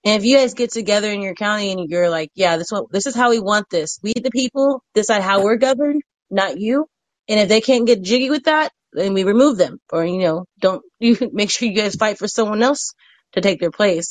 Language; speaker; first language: English; native; English